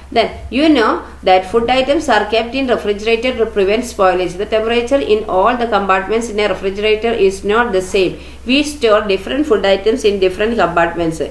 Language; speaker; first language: English; non-native, local second language; Malayalam